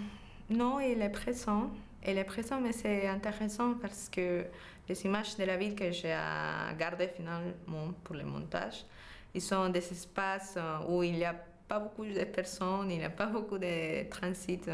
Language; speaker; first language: French; non-native, fluent; Spanish